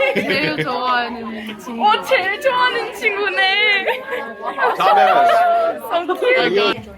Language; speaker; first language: Korean; non-native, fluent; English